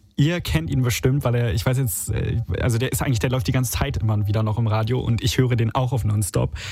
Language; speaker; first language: German; early bilingual, other home language; Italian